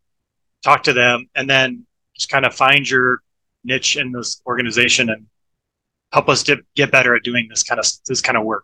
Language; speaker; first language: English; native; English